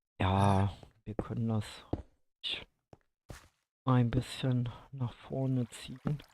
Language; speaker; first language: German; native; German